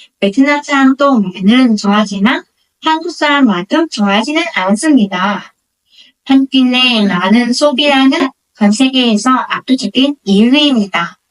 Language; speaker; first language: Korean; non-native, learner; Vietnamese